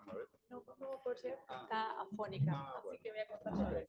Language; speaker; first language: Spanish; native; Spanish